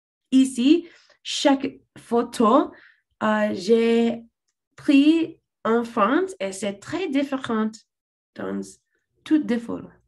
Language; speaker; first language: French; non-native, learner; English